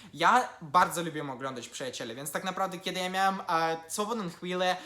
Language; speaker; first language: Polish; non-native, fluent; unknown